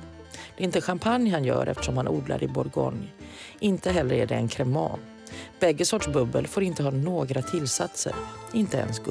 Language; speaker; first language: Swedish; native; Swedish